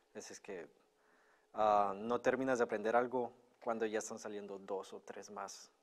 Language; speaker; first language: Spanish; native; Spanish